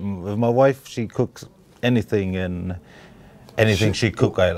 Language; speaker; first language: English; non-native, local second language; Tongan